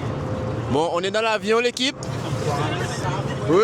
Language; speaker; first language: French; native; French